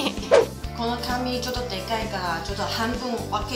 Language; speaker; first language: Japanese; non-native, fluent; Chinese